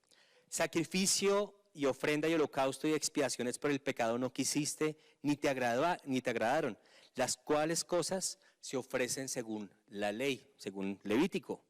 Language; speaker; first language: Spanish; native; Spanish